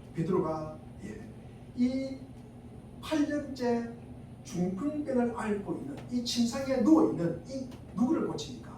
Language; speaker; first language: Korean; native; Korean